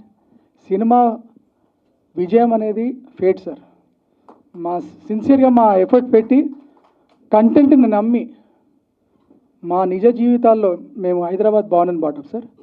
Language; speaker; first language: Telugu; native; Telugu